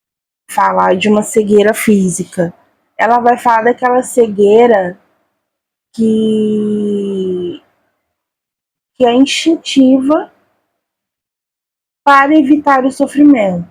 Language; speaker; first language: Portuguese; native; Portuguese